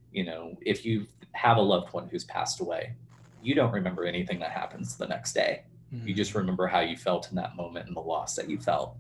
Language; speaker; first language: English; native; English